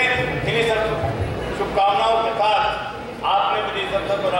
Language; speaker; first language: Hindi; native; Hindi